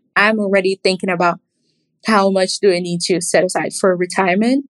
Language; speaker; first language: English; non-native, fluent; Portuguese